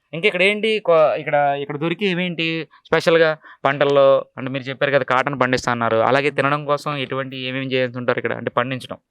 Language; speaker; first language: Telugu; native; Telugu